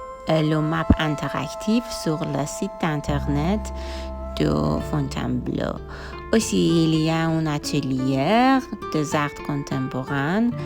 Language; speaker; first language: French; non-native, learner; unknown